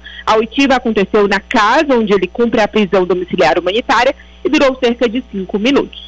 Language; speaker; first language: Portuguese; native; Portuguese